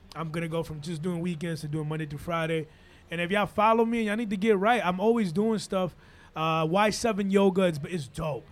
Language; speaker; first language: English; non-native, fluent; Spanish